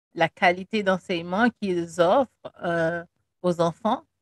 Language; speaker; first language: French; non-native, local second language; Haitian Creole